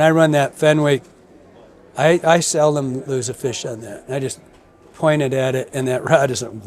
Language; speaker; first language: English; native; English